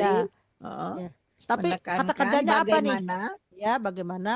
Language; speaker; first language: Indonesian; native; Indonesian